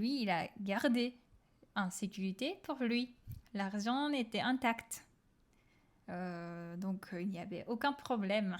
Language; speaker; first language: French; non-native, fluent; Japanese